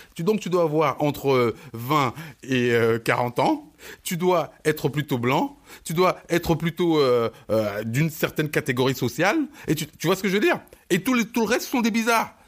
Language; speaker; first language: French; early bilingual, other home language; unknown